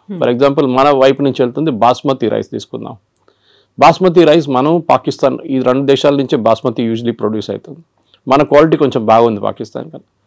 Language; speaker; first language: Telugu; non-native, local second language; Malayalam